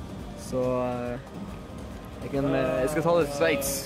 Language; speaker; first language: Norwegian; non-native, learner; English